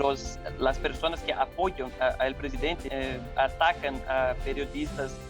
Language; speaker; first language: Spanish; non-native, fluent; Portuguese